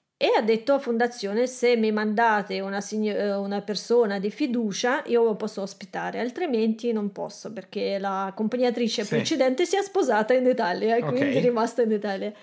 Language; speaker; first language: Italian; non-native, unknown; Russian